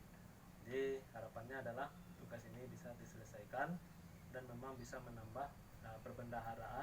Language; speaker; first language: Indonesian; native; Indonesian